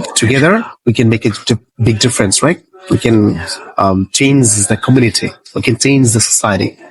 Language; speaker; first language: English; non-native, local second language; Bangla